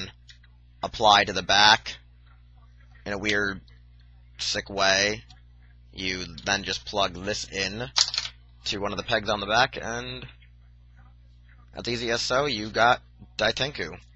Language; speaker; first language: English; native; English